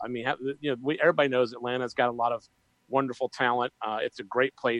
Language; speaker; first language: English; native; English